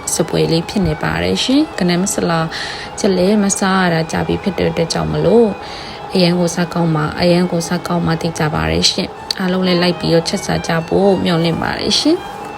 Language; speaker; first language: Burmese; native; Burmese